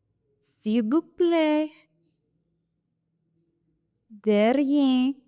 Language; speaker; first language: French; non-native, fluent; English